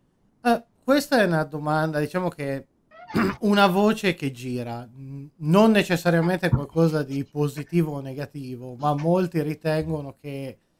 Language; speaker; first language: Italian; native; Italian